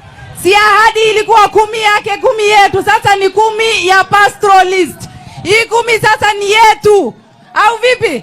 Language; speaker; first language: Swahili; non-native, local second language; Somali